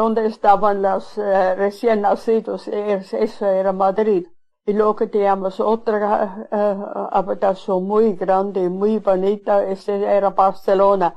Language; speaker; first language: Spanish; non-native, fluent; Swiss German